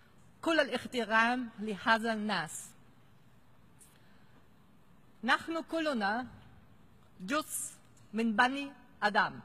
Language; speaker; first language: Arabic; non-native, fluent; German